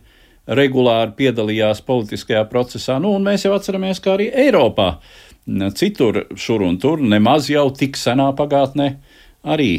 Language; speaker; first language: Latvian; native; Latvian